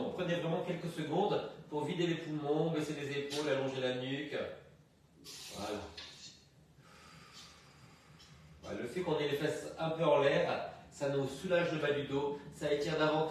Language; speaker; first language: French; native; French